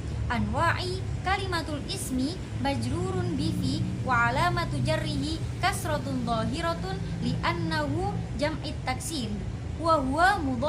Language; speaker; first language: Arabic; non-native, learner; Indonesian